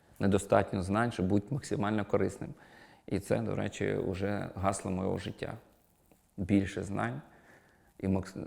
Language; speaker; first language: Ukrainian; non-native, local second language; Russian